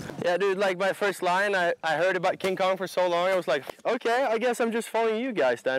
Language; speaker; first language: English; non-native, fluent; Swedish